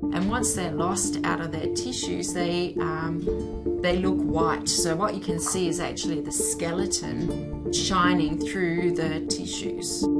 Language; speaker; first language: English; non-native, fluent; Danish